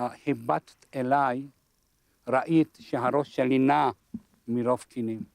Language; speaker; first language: Hebrew; non-native, fluent; Hungarian